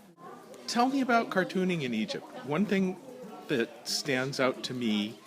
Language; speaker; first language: English; native; English